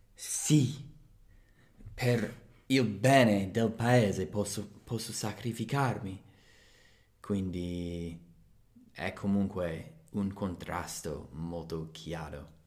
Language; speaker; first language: Italian; non-native, fluent; English